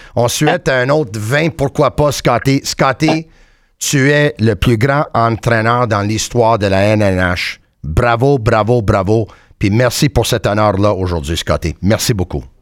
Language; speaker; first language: French; native; French